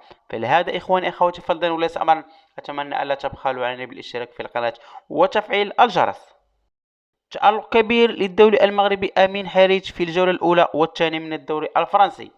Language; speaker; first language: Arabic; native; Arabic